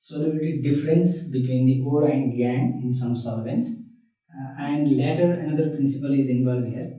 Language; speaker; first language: English; non-native, local second language; Nepali